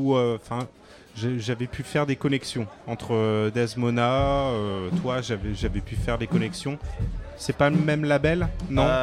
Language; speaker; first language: French; native; French